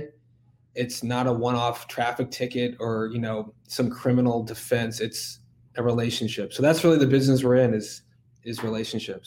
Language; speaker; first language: English; native; English